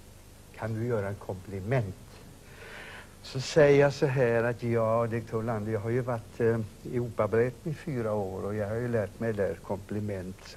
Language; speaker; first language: Swedish; native; Swedish